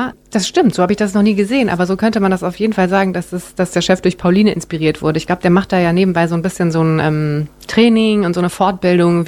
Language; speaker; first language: German; native; German